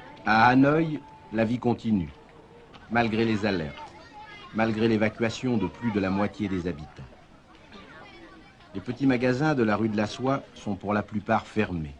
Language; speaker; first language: French; native; French